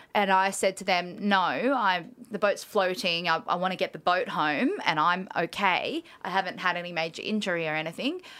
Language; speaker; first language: English; native; English